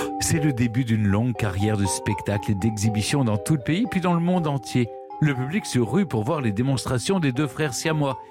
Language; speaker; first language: French; native; French